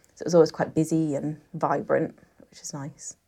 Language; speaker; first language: English; native; English